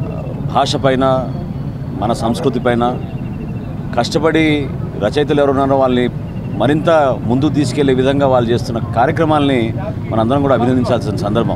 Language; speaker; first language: Telugu; native; Telugu